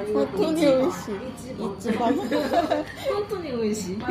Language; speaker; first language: Japanese; non-native, learner; Korean